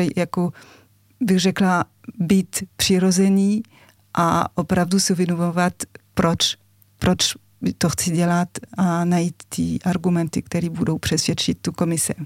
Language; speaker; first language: Czech; non-native, fluent; French